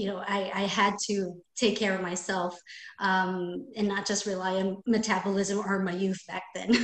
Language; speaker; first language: English; non-native, local second language; Filipino